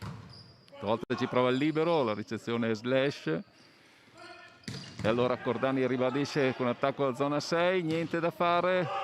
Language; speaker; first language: Italian; native; Italian